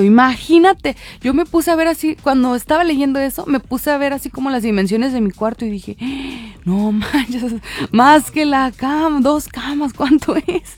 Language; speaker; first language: Spanish; native; Spanish